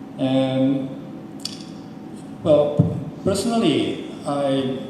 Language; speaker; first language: English; non-native, fluent; Japanese